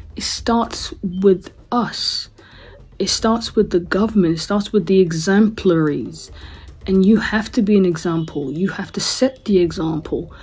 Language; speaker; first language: English; native; English